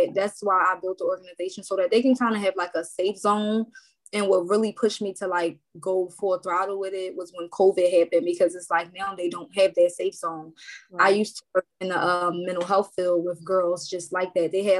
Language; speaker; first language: English; native; English